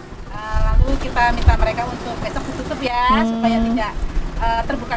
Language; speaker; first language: Indonesian; native; Indonesian